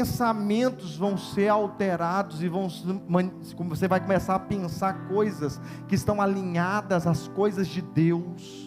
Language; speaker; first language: Portuguese; native; Portuguese